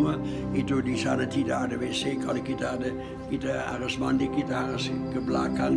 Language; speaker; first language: Indonesian; non-native, fluent; Dutch